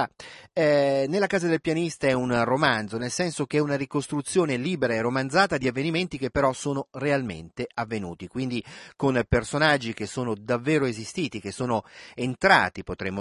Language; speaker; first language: Italian; native; Italian